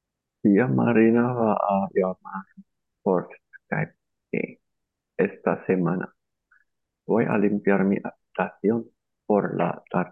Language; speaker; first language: Spanish; non-native, learner; Chinese